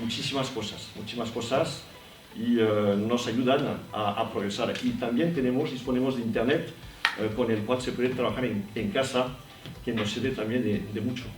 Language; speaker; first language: Spanish; non-native, fluent; French